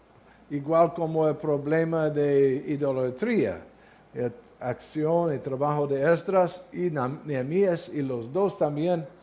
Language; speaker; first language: Spanish; non-native, learner; English